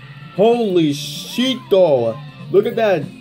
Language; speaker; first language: English; native; English